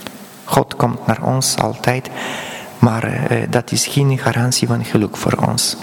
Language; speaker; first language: Dutch; non-native, fluent; Polish